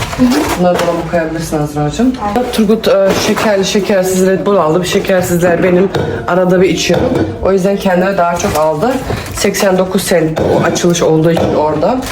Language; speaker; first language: Turkish; early bilingual, heritage; Turkish